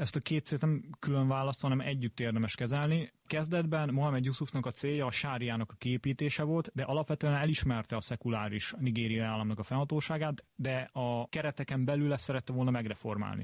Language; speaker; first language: Hungarian; native; Hungarian